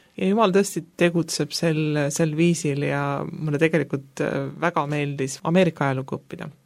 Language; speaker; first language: Estonian; native; Estonian